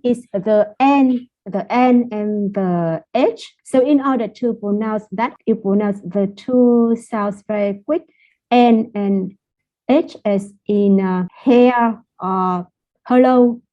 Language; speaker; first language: English; non-native, fluent; Vietnamese